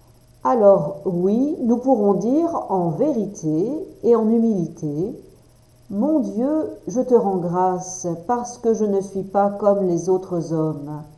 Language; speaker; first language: French; native; French